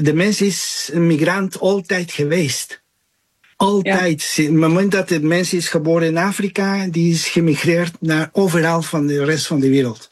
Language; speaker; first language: Dutch; early bilingual, other home language; Spanish